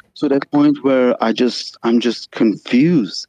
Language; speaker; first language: English; non-native, fluent; Persian